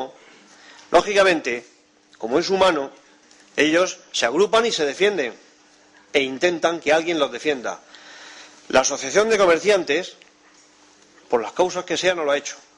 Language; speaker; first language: Spanish; native; Spanish